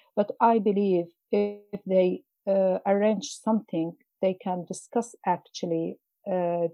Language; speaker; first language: English; non-native, fluent; Arabic